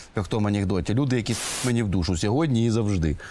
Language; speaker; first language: Ukrainian; native; Ukrainian